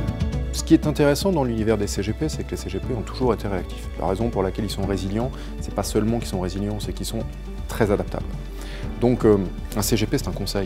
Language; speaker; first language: French; native; French